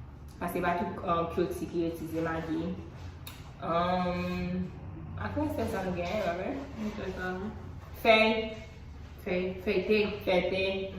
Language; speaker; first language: Haitian Creole; early bilingual, heritage; Haitian Creole